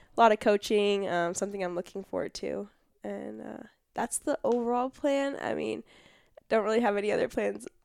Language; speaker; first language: English; native; English